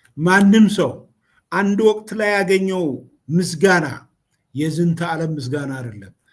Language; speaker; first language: Amharic; non-native, local second language; Oromo